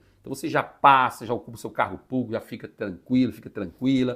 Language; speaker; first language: Portuguese; native; Portuguese